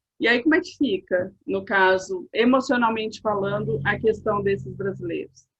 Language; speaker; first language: Portuguese; native; Portuguese